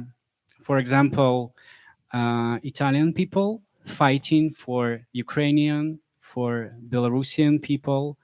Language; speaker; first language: English; non-native, learner; Russian